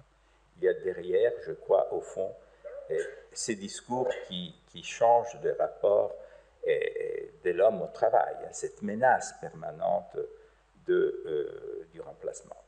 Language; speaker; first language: French; native; French